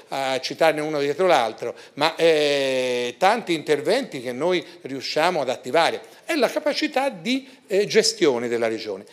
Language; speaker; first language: Italian; native; Italian